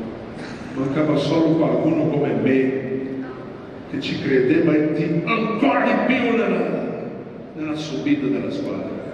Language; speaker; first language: Italian; non-native, fluent; Portuguese